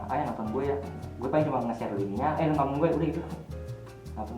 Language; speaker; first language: Indonesian; native; Indonesian